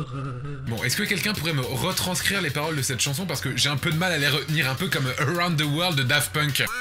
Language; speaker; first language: French; native; French